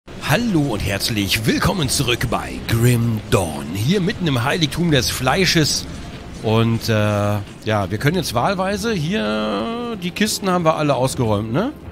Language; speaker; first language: German; native; German